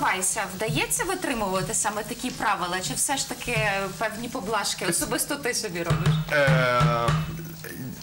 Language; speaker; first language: Ukrainian; native; Ukrainian